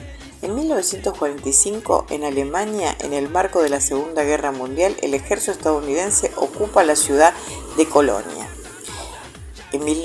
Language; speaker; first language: Spanish; native; Spanish